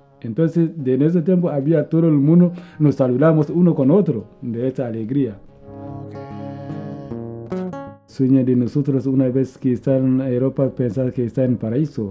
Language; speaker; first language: Spanish; non-native, learner; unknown